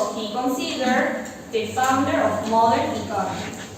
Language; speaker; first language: English; non-native, fluent; Spanish